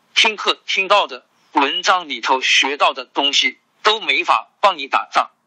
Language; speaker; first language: Chinese; non-native, local second language; Hakka Chinese